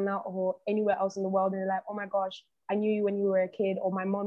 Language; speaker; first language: English; native; English